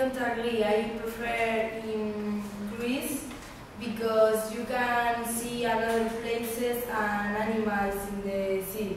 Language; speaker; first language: English; non-native, learner; Spanish